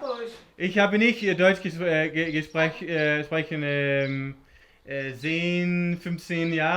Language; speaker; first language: German; non-native, learner; Danish